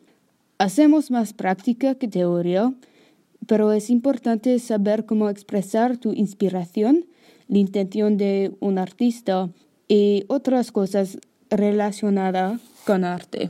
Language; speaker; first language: Spanish; non-native, learner; English